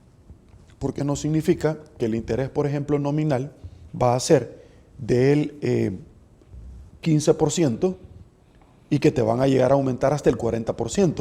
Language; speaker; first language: Spanish; native; Spanish